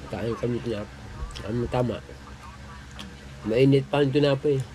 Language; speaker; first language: Filipino; native; Filipino